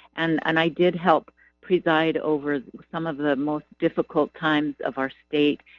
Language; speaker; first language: English; native; English